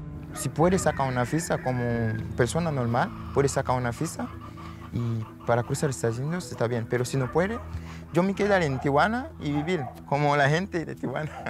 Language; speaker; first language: Spanish; non-native, learner; Haitian Creole